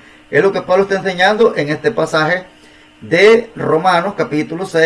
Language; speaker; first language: Spanish; native; Spanish